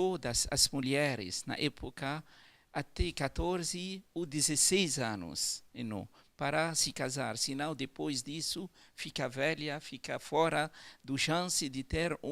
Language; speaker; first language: Portuguese; non-native, fluent; Arabic